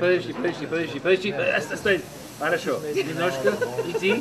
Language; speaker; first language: Russian; early bilingual, heritage; Russian